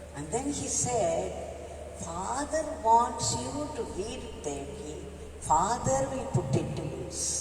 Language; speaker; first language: English; non-native, local second language; Tamil